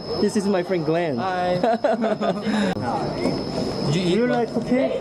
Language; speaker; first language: English; non-native, learner; Korean